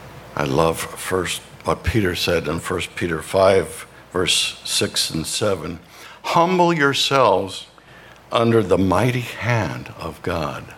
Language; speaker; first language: English; native; English